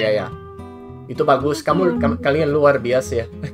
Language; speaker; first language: Indonesian; non-native, learner; English